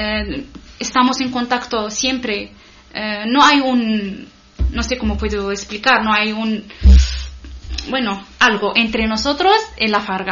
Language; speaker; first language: Spanish; non-native, learner; Arabic